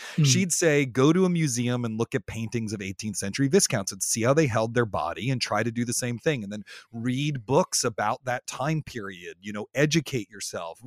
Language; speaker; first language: English; native; English